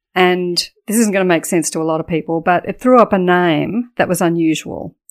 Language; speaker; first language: English; native; English